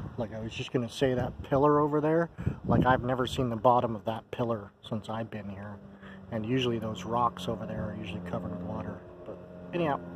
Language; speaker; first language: English; native; English